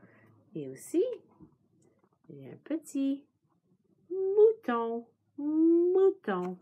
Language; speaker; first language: French; non-native, fluent; English